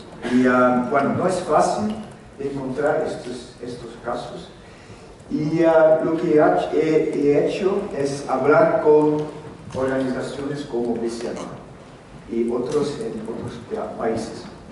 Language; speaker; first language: Spanish; non-native, learner; Dutch